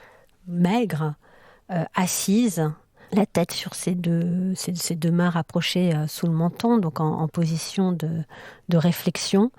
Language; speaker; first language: French; native; French